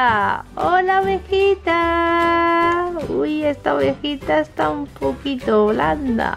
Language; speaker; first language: Spanish; native; Spanish